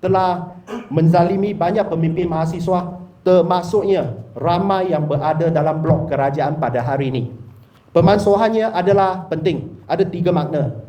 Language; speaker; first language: Malay; non-native, local second language; Chinese